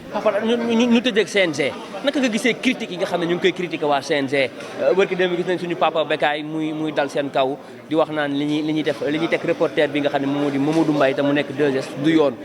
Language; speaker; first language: Wolof; native; Wolof